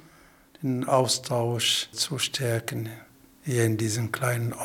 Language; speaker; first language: German; non-native, fluent; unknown